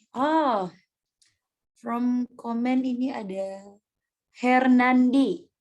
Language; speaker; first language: Indonesian; native; Indonesian